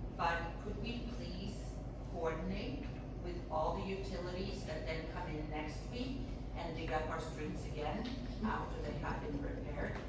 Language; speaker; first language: English; non-native, fluent; Swedish